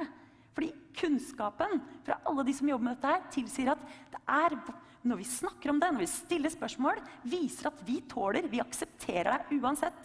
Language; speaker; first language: Norwegian; native; Norwegian